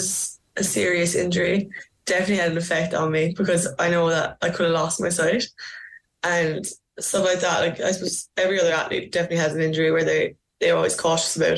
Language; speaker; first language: English; native; English